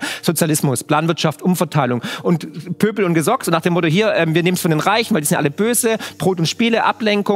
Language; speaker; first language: German; native; German